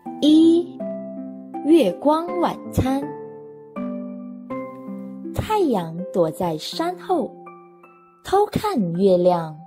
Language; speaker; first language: Chinese; native; Chinese